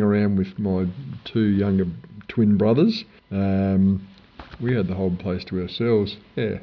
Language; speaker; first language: English; native; English